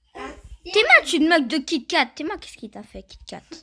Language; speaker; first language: French; native; French